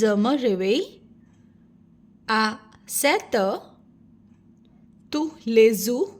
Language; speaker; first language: French; non-native, fluent; Hindi